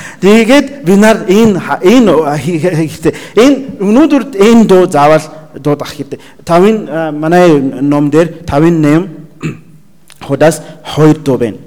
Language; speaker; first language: Mongolian; non-native, learner; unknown